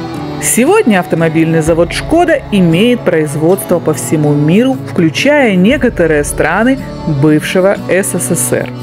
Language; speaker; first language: Russian; native; Russian